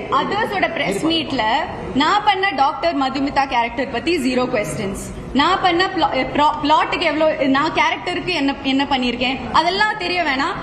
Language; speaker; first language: Tamil; non-native, local second language; Malayalam